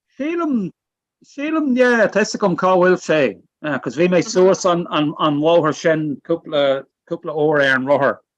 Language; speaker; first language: Irish; non-native, local second language; English